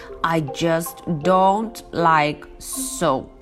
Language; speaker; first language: English; non-native, fluent; Chinese